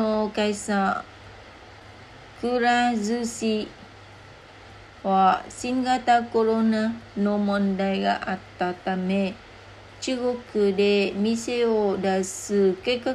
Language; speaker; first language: Japanese; non-native, learner; Vietnamese